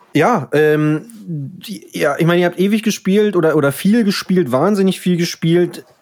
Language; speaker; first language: German; native; German